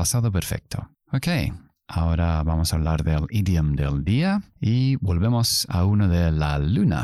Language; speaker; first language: Spanish; non-native, fluent; English